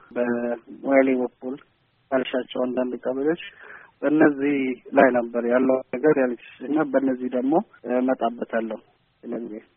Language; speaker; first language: Amharic; non-native, local second language; Somali